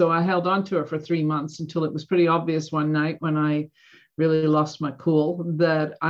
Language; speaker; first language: English; native; English